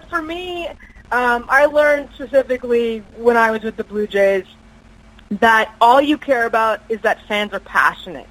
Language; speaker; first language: English; native; English